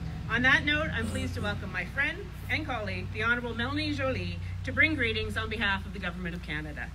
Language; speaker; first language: English; native; English